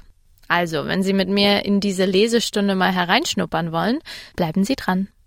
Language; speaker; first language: German; native; German